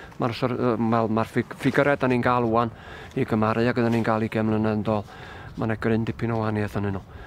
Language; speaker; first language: Welsh; native; Welsh